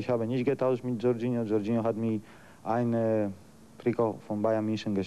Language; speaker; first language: German; non-native, learner; Polish